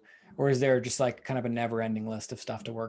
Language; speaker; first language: English; native; English